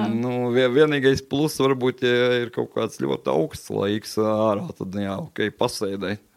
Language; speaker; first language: Latvian; native; Latvian